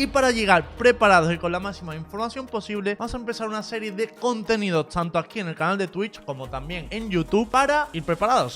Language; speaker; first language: Spanish; native; Spanish